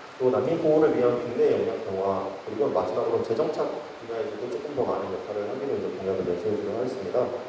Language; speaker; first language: Korean; native; Korean